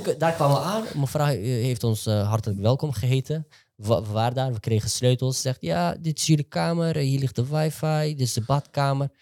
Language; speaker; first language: Dutch; native; Dutch